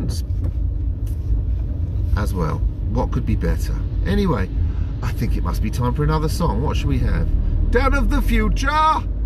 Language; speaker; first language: English; native; English